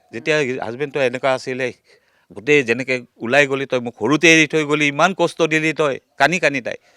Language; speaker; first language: Assamese; native; Assamese